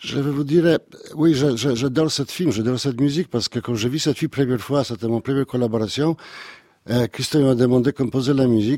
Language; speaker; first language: French; non-native, learner; Polish